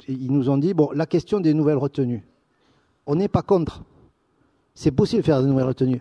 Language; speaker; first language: French; native; French